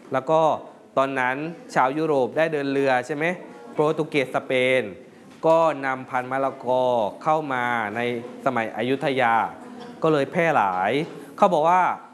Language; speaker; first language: Thai; native; Thai